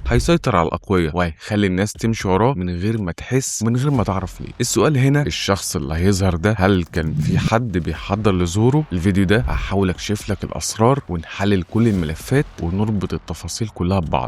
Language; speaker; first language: Arabic; native; Arabic